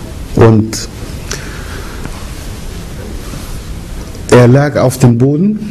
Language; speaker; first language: German; early bilingual, other home language; Arabic